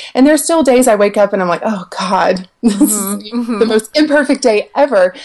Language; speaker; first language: English; native; English